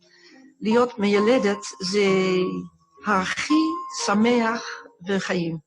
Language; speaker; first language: Hebrew; non-native, fluent; Dutch